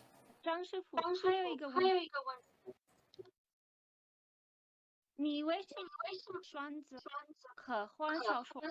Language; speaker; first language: Chinese; non-native, learner; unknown